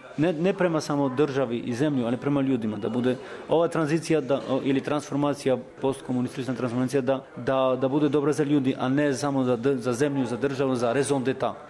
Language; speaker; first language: Serbian; non-native, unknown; Albanian